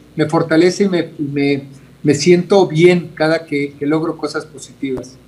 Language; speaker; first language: Spanish; native; Spanish